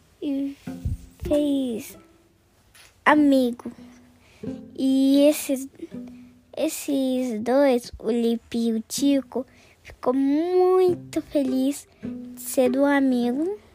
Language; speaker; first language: Portuguese; early bilingual, heritage; Portuguese